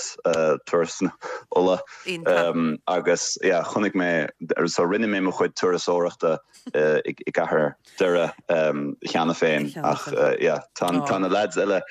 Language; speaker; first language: Irish; non-native, fluent; German